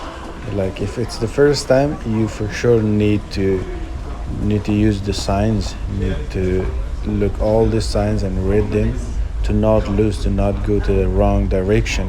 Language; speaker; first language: English; non-native, fluent; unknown